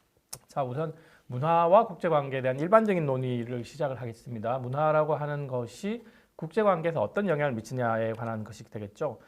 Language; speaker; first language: Korean; native; Korean